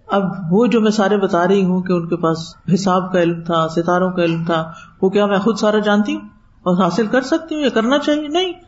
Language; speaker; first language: Urdu; native; Urdu